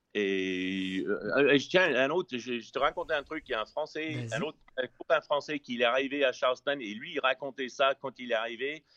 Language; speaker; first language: French; non-native, fluent; English